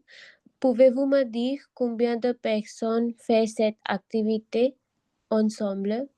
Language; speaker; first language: French; non-native, learner; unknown